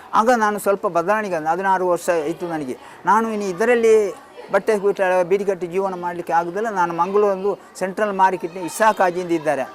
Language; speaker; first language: Kannada; non-native, local second language; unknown